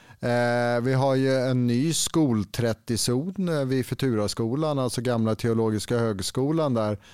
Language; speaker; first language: Swedish; native; Swedish